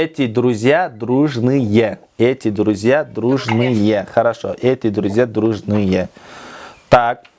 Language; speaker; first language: Russian; non-native, local second language; Kyrgyz